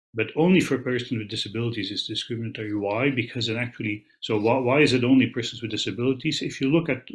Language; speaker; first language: English; non-native, fluent; Dutch